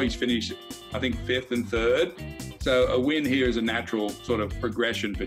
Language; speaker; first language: English; native; English